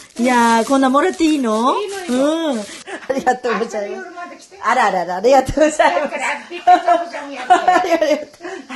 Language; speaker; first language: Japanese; non-native, fluent; Korean